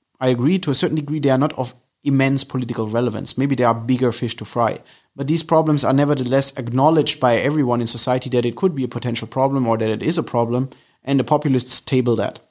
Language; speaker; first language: English; non-native, fluent; German